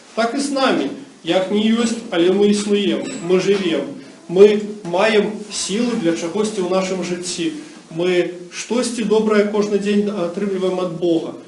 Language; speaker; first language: Belarusian; non-native, local second language; Russian